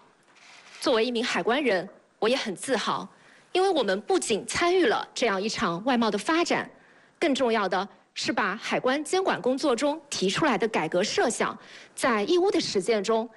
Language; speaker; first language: Chinese; native; Chinese